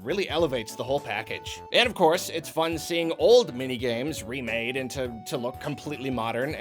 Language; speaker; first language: English; native; English